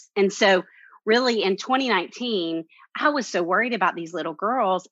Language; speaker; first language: English; native; English